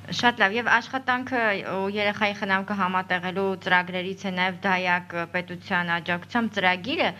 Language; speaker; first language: Armenian; native; Armenian